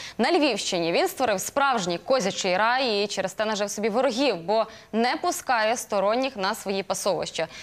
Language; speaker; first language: Ukrainian; native; Ukrainian